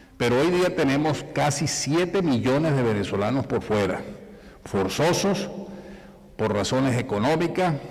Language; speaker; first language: Spanish; native; Spanish